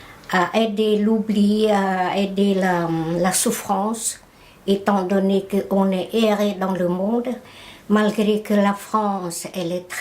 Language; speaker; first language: French; non-native, fluent; Khmer